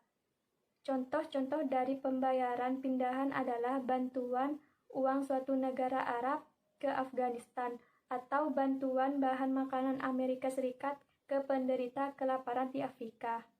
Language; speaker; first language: Indonesian; native; Indonesian